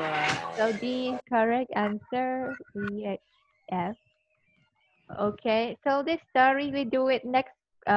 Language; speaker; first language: English; non-native, fluent; Vietnamese